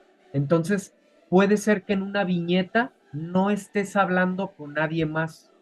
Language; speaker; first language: Spanish; native; Spanish